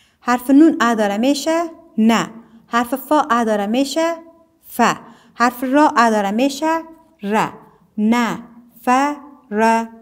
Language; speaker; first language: Persian; native; Persian